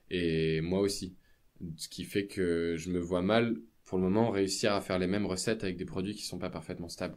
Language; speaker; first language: French; native; French